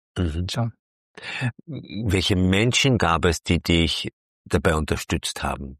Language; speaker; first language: German; native; German